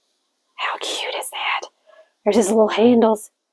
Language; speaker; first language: English; native; English